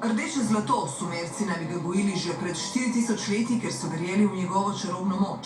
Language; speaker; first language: Slovenian; native; Slovenian